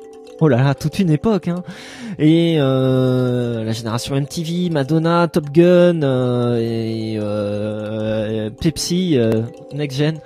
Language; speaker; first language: French; native; French